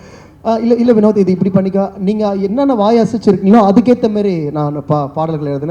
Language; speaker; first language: Tamil; native; Tamil